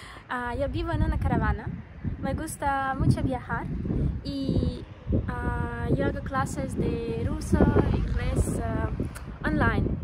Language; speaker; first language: Spanish; non-native, fluent; Russian